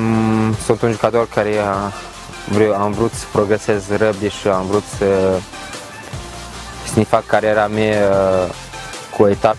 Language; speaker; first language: Romanian; early bilingual, heritage; Romanian